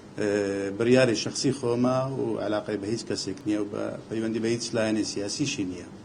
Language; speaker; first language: Central Kurdish; non-native, local second language; Assyrian Neo-Aramaic